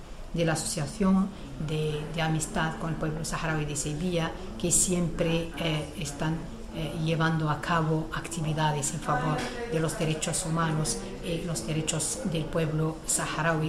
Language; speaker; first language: Spanish; non-native, fluent; Arabic